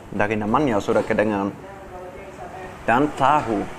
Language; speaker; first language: Indonesian; non-native, fluent; German